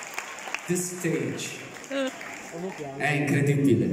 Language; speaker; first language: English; non-native, learner; Italian